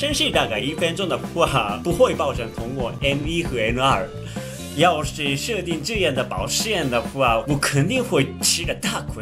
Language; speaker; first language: Chinese; non-native, fluent; Japanese